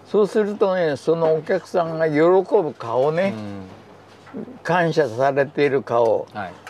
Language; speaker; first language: Japanese; native; Japanese